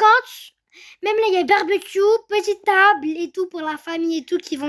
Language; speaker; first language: French; native; French